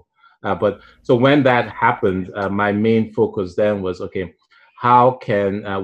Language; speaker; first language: English; non-native, local second language; Igbo